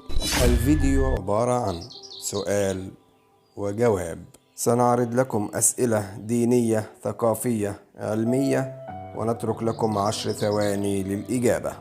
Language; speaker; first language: Arabic; native; Arabic